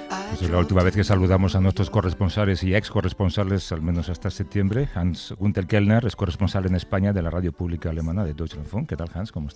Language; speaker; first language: Spanish; native; Spanish